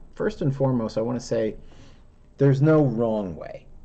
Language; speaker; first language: English; native; English